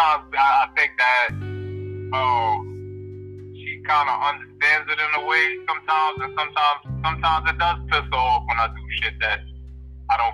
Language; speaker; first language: English; native; English